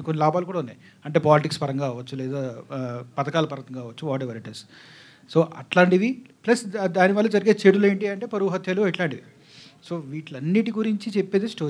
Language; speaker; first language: Telugu; native; Telugu